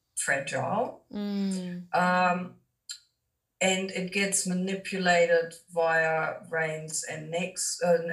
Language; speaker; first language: English; non-native, fluent; German